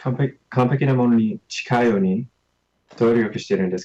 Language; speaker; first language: Japanese; non-native, learner; English